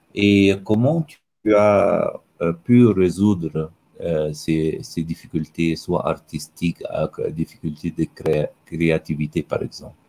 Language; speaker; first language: French; non-native, fluent; Arabic